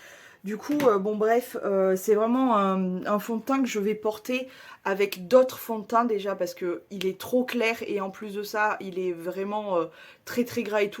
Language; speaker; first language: French; native; French